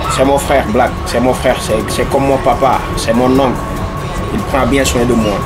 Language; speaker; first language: French; non-native, local second language; Wolof